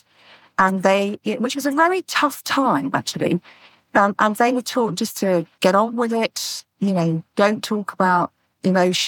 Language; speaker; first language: English; native; English